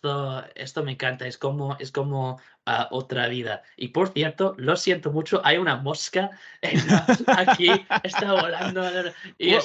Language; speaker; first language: Spanish; non-native, fluent; English